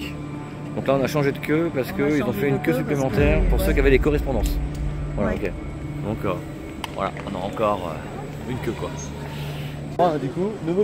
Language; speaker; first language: French; native; French